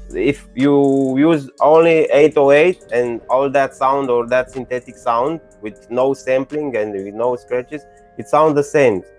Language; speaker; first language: English; non-native, learner; Romanian